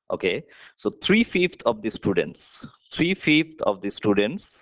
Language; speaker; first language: English; non-native, local second language; Bangla